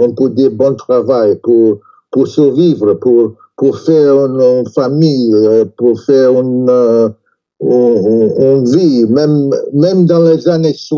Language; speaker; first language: French; non-native, learner; English